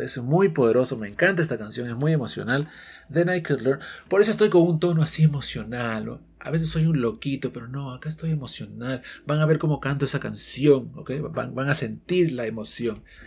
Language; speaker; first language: Spanish; native; Spanish